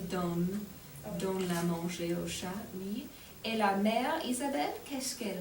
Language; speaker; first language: French; non-native, fluent; English